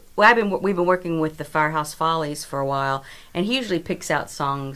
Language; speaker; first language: English; native; English